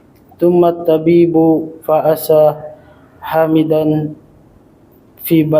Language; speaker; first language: Arabic; non-native, learner; Filipino